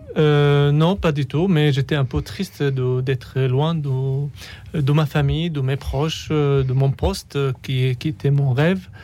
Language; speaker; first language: French; non-native, fluent; Arabic